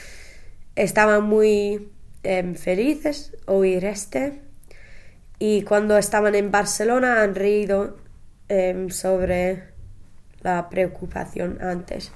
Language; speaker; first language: Spanish; non-native, learner; English